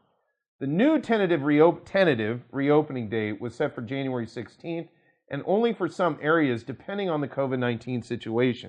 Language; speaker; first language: English; native; English